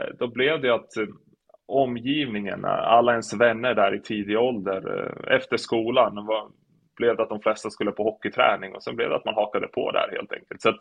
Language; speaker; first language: Swedish; early bilingual, other home language; Serbian